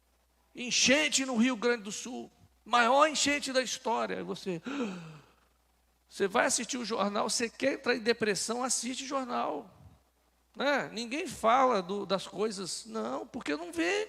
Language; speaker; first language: Portuguese; native; Portuguese